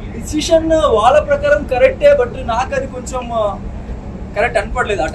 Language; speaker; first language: Telugu; non-native, local second language; Kannada